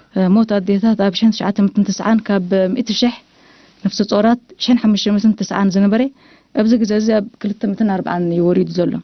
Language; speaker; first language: Tigrinya; non-native, local second language; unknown